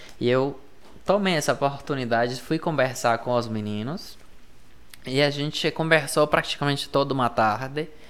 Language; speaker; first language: Portuguese; non-native, fluent; Spanish